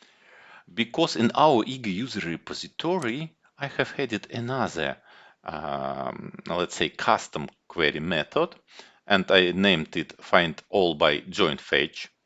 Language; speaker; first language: English; non-native, fluent; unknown